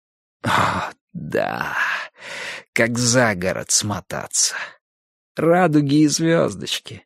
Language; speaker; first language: Russian; native; Russian